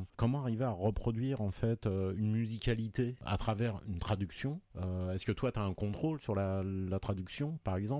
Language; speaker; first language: French; native; French